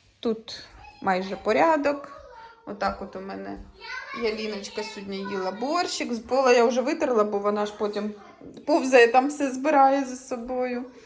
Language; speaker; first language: Ukrainian; native; Ukrainian